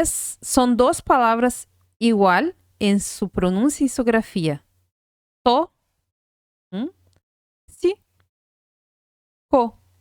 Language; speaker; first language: Spanish; non-native, fluent; Portuguese